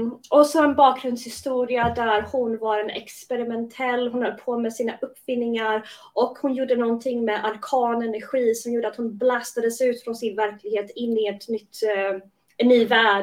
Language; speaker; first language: Swedish; native; Swedish